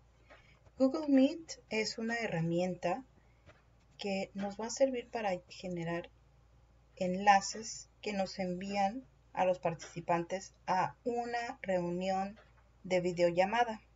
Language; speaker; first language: Spanish; native; Spanish